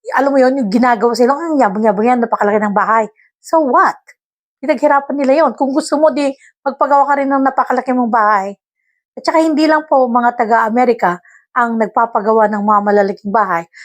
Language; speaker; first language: Filipino; non-native, local second language; Iloko